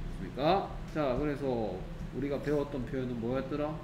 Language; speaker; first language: Korean; native; Korean